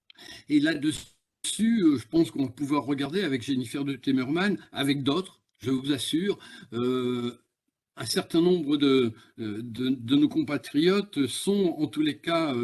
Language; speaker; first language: French; native; French